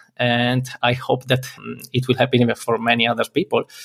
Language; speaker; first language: English; non-native, fluent; Italian